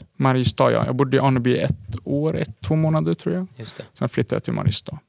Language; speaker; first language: Swedish; early bilingual, other home language; Arabic